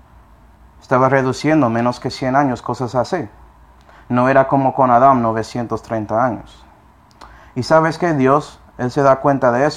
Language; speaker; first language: Spanish; non-native, fluent; English